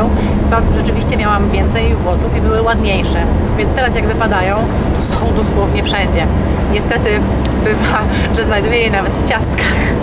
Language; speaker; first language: Polish; native; Polish